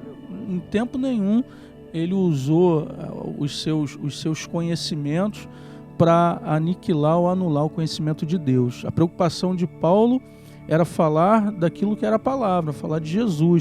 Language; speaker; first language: Portuguese; native; Portuguese